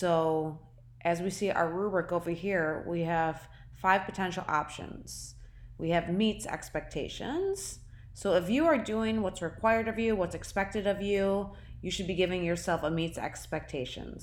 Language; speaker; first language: English; native; English